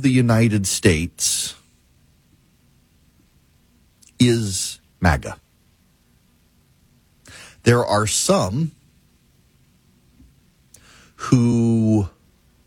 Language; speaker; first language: English; native; English